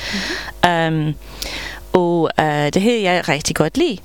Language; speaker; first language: Danish; non-native, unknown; English